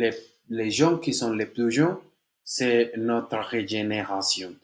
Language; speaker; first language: French; non-native, learner; Spanish